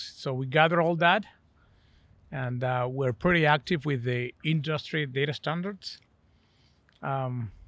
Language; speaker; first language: English; non-native, fluent; Spanish